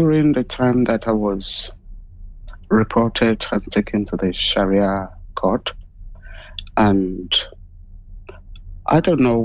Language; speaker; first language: English; non-native, local second language; Yoruba